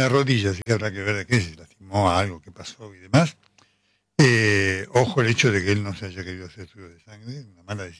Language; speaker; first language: Spanish; native; Spanish